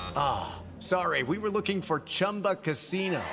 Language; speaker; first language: English; non-native, fluent; Dutch